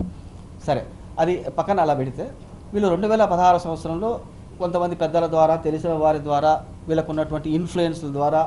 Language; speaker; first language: Telugu; native; Telugu